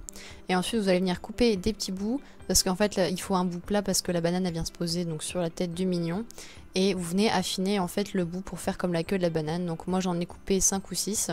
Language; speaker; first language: French; native; French